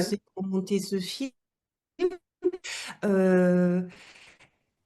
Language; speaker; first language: French; non-native, fluent; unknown